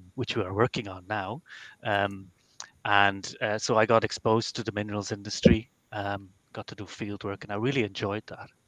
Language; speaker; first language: English; non-native, fluent; Dutch